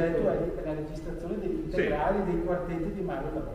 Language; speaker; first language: Italian; native; Italian